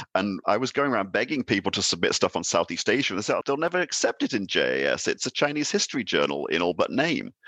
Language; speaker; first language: English; native; English